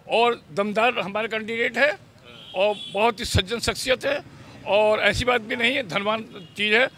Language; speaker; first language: Hindi; native; Hindi